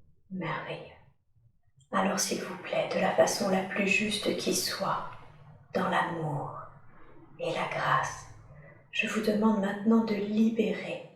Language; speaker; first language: French; native; French